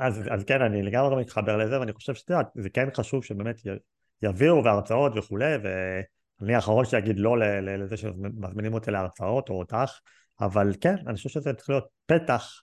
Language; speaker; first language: Hebrew; native; Hebrew